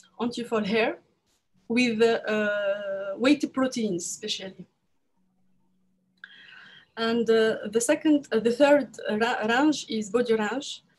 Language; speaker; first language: English; non-native, learner; French